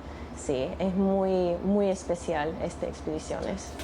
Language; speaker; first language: Spanish; non-native, learner; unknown